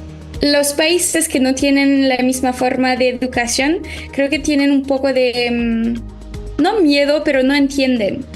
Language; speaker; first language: Spanish; non-native, fluent; French